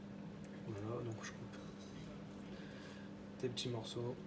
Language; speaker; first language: French; native; French